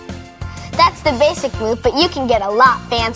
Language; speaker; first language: English; native; English